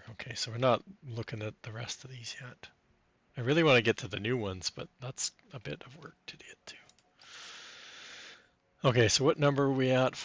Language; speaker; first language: English; native; English